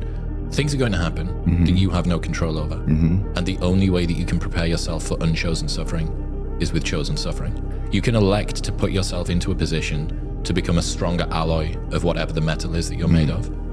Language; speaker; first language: English; native; English